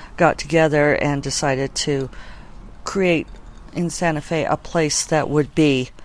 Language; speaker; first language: English; native; English